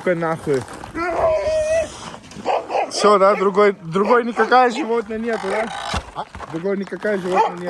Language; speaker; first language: Russian; non-native, learner; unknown